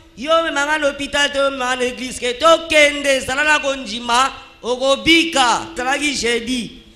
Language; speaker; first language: Lingala; non-native, local second language; Kituba (Democratic Republic of Congo)